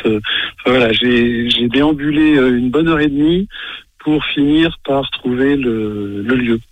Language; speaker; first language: French; native; French